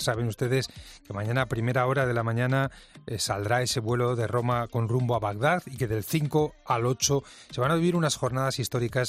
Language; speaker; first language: Spanish; native; Spanish